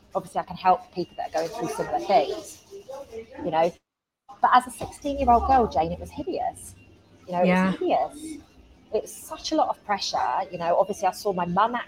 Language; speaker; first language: English; native; English